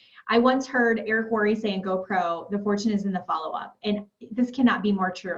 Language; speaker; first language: English; native; English